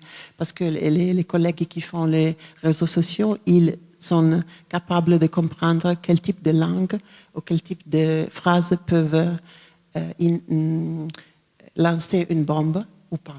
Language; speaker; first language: French; non-native, fluent; Italian